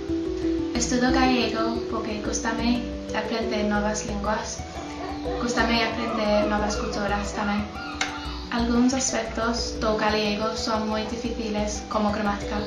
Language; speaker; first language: Galician; non-native, learner; English